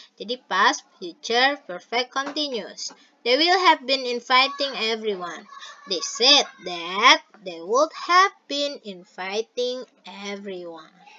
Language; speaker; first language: English; non-native, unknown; Indonesian